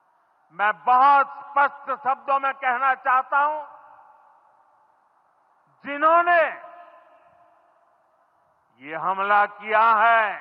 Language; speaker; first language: Hindi; non-native, local second language; Gujarati